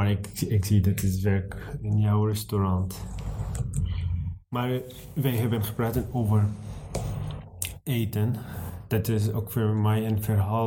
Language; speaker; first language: Dutch; non-native, learner; Arabic